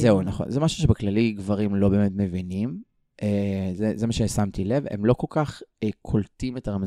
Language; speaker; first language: Hebrew; native; Hebrew